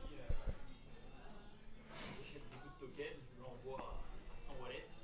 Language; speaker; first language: French; native; French